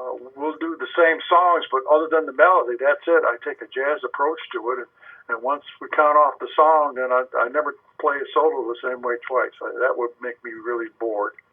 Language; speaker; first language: English; native; English